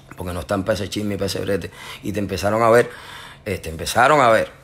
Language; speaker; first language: Spanish; native; Spanish